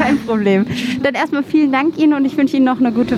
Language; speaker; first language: German; native; German